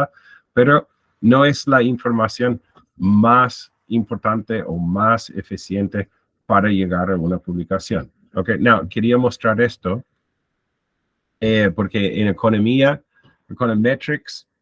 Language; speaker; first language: Spanish; non-native, fluent; English